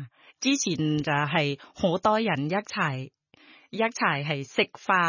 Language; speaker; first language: Cantonese; non-native, fluent; Thai